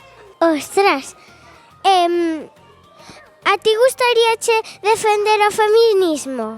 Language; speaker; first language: Galician; non-native, local second language; Spanish